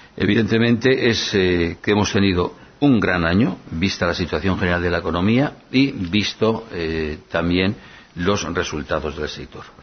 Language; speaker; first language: Spanish; non-native, local second language; Basque